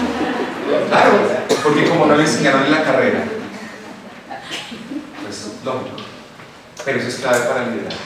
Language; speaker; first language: Spanish; native; Spanish